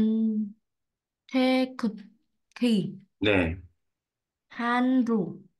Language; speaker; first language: Korean; non-native, learner; Vietnamese